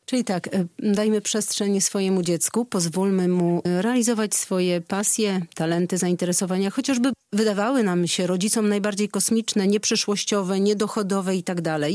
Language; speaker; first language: Polish; native; Polish